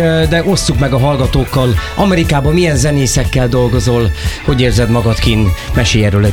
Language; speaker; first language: Hungarian; native; Hungarian